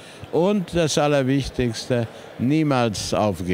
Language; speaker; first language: German; non-native, fluent; Hungarian